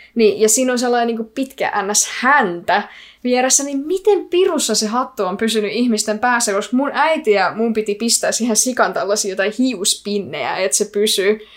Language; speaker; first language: Finnish; early bilingual, other home language; Icelandic